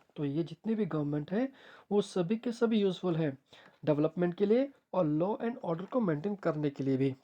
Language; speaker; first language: Hindi; native; Hindi